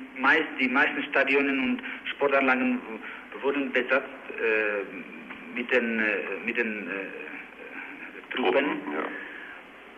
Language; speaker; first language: German; non-native, learner; Czech